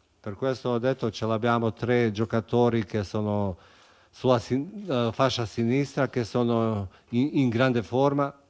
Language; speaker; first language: Italian; non-native, fluent; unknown